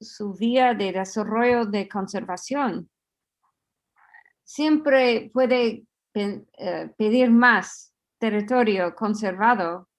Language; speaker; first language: Spanish; non-native, fluent; English